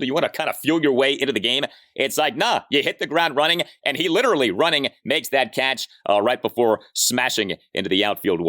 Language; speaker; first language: English; native; English